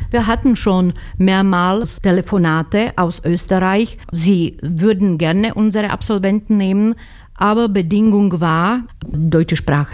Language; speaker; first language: German; non-native, fluent; Slovak